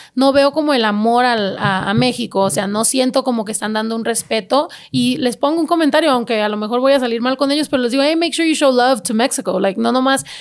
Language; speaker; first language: Spanish; early bilingual, heritage; Spanish